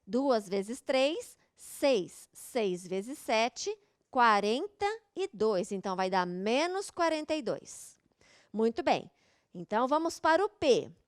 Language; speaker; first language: Portuguese; native; Portuguese